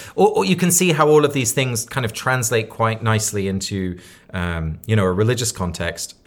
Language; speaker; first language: English; native; English